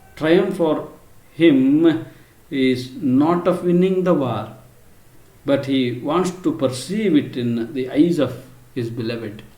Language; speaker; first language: English; non-native, local second language; Kannada